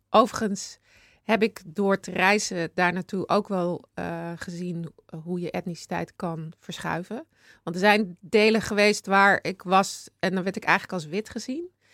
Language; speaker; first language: Dutch; native; Dutch